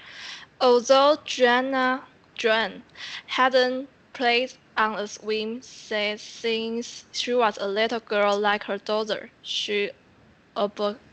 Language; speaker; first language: English; non-native, learner; Chinese